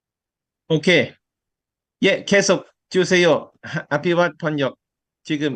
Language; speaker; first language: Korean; non-native, learner; Thai